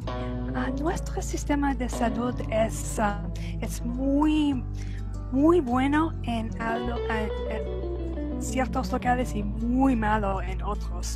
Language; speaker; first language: Spanish; non-native, fluent; English